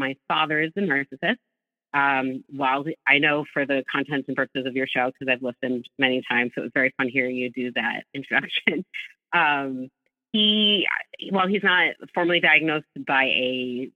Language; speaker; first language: English; native; English